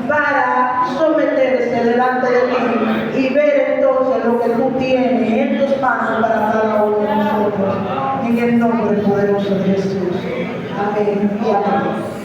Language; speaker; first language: Spanish; native; Spanish